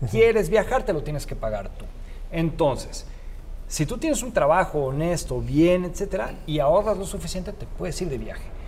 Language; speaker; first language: Spanish; native; Spanish